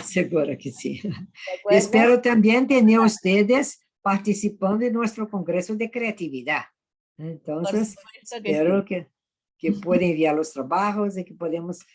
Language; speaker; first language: Spanish; non-native, fluent; Portuguese